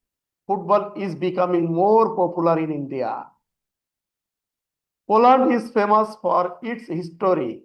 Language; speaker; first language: English; non-native, fluent; Bangla